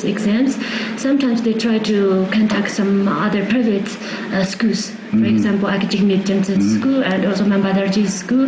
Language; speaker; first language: English; non-native, fluent; Tibetan